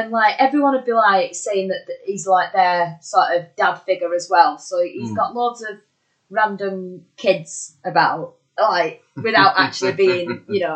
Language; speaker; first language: English; native; English